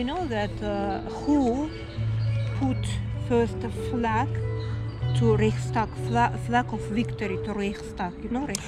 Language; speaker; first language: English; non-native, fluent; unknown